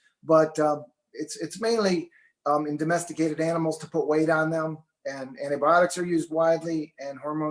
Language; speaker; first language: English; native; English